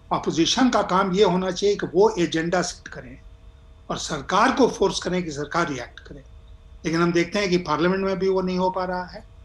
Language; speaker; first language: Hindi; native; Hindi